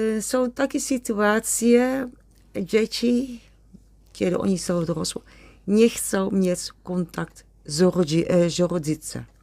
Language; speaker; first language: Polish; non-native, learner; Dutch